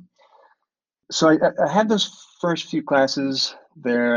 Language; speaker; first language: English; native; English